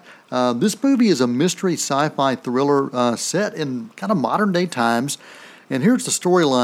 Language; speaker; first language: English; native; English